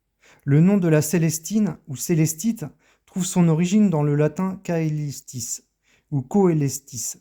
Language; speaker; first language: French; native; French